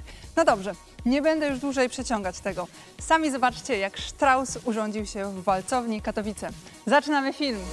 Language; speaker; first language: Polish; native; Polish